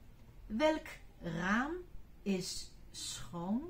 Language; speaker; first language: Dutch; non-native, fluent; Chinese